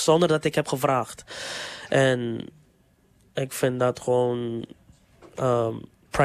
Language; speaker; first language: Dutch; non-native, local second language; English